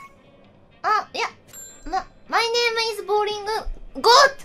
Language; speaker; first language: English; non-native, learner; Japanese